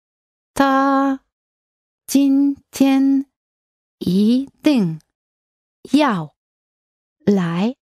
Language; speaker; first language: Chinese; non-native, learner; English